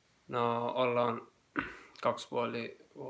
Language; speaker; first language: Finnish; non-native, learner; Persian